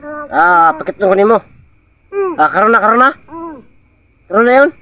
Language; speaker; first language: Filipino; non-native, local second language; Cebuano